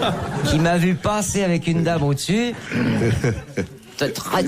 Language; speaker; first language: French; native; French